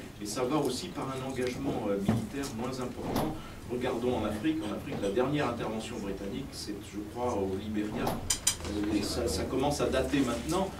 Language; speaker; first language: French; native; French